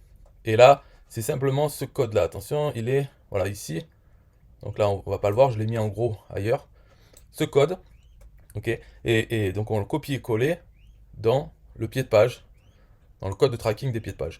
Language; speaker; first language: French; native; French